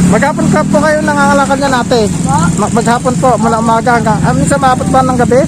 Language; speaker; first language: Filipino; native; Filipino